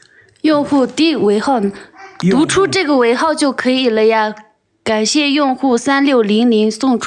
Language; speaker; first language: Chinese; non-native, local second language; Tibetan